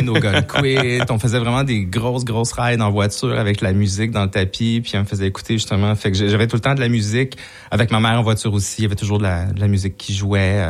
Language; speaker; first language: French; native; French